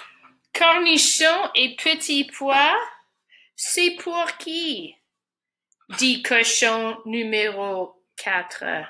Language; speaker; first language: French; non-native, fluent; English